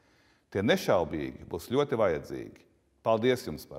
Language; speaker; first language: Latvian; native; Latvian